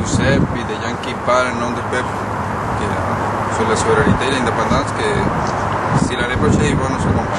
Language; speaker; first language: French; non-native, learner; Spanish